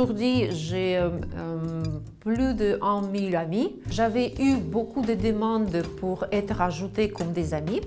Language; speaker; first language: French; non-native, fluent; Russian